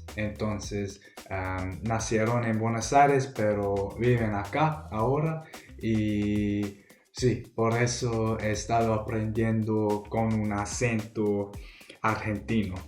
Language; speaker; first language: Spanish; non-native, learner; English